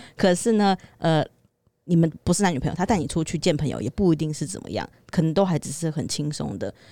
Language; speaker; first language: Chinese; native; Chinese